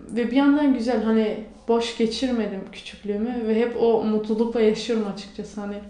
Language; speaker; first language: Turkish; non-native, local second language; Kurdish